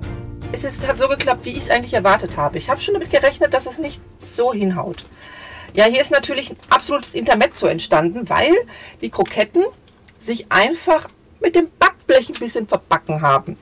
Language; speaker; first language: German; native; German